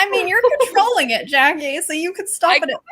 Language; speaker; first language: English; native; English